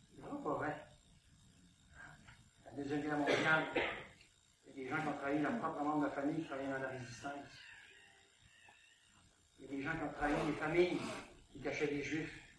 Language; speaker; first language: French; native; French